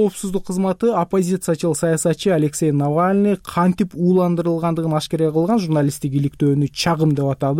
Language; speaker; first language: Kyrgyz; native; Kyrgyz